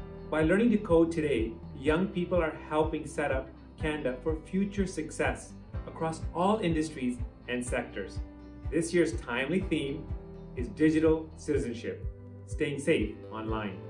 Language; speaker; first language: English; native; English